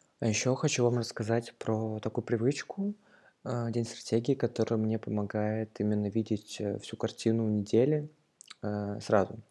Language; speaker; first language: Russian; native; Russian